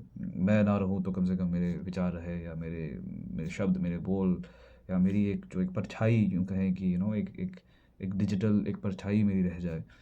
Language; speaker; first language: Hindi; non-native, local second language; Assamese